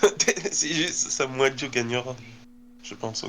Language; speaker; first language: French; native; French